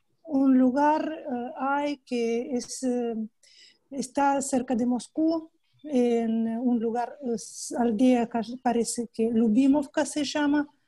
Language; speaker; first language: Spanish; non-native, fluent; Russian